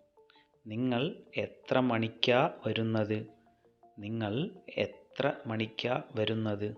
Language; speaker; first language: Malayalam; non-native, fluent; Telugu